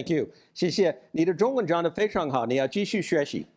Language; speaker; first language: Chinese; non-native, fluent; English